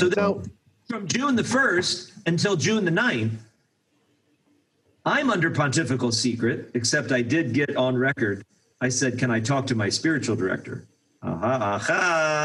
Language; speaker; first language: English; native; English